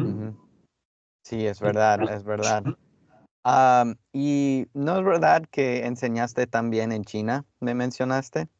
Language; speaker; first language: Spanish; non-native, fluent; English